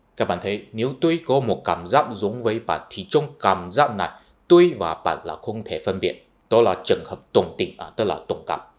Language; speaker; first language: Vietnamese; non-native, fluent; Chinese